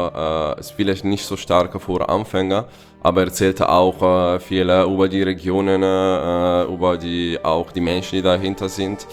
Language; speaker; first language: German; non-native, fluent; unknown